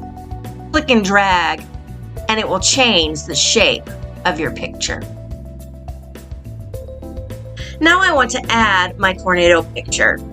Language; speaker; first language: English; native; English